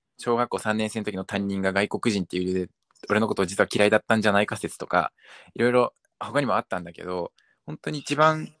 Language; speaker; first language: Japanese; early bilingual, other home language; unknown